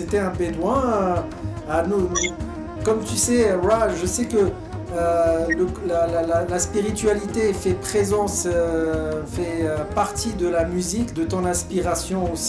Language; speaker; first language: French; native; French